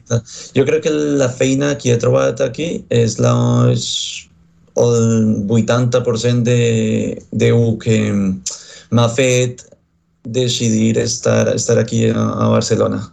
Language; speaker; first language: Catalan; non-native, learner; Spanish